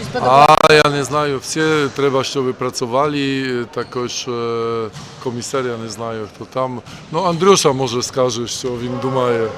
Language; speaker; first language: Ukrainian; non-native, learner; Polish